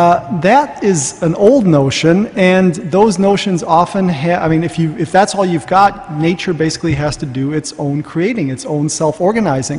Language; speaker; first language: English; native; English